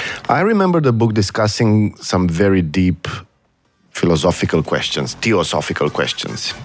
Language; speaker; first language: English; non-native, fluent; Romanian